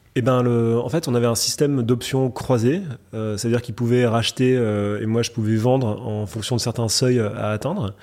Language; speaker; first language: French; native; French